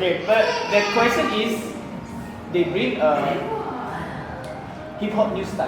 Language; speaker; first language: English; non-native, fluent; Indonesian